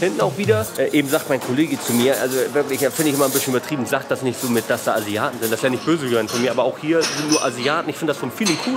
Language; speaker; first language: German; native; German